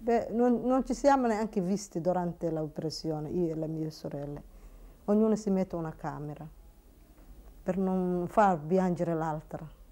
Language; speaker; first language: Italian; non-native, learner; Somali